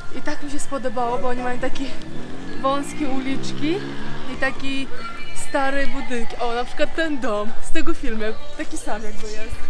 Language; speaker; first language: Polish; non-native, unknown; Uzbek